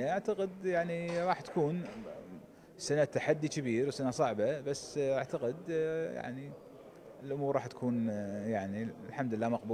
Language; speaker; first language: Arabic; native; Arabic